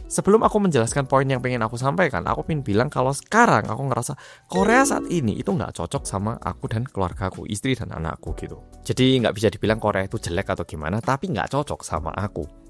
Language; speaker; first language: Indonesian; early bilingual, other home language; Korean